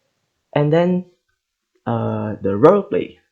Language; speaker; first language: English; non-native, learner; Indonesian